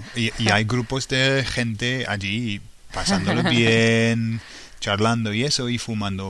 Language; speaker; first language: Spanish; non-native, fluent; English